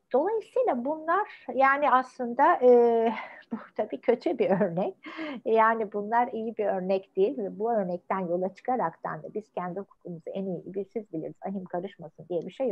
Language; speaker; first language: Turkish; native; Turkish